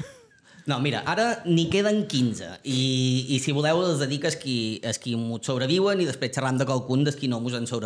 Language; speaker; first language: Catalan; native; Catalan